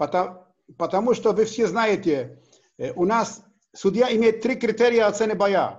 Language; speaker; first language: Russian; non-native, learner; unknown